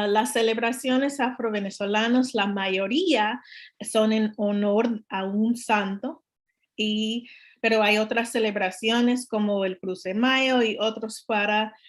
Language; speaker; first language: Spanish; non-native, learner; English